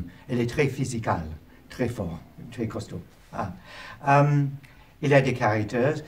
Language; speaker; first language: French; non-native, learner; English